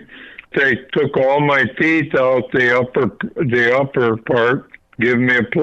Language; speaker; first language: English; native; English